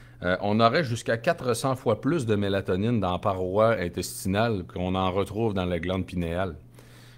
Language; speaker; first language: French; native; French